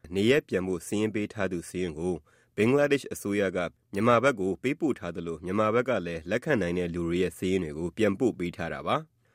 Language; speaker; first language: Burmese; native; Burmese